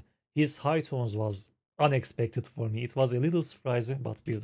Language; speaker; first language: English; non-native, fluent; Turkish